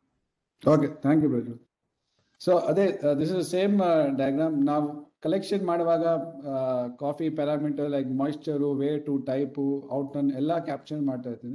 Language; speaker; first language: Kannada; non-native, local second language; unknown